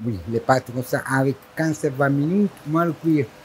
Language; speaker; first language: French; non-native, learner; Italian